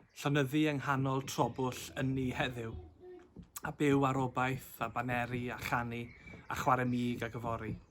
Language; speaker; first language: Welsh; native; Welsh